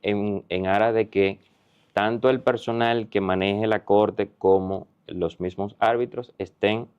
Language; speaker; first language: Spanish; native; Spanish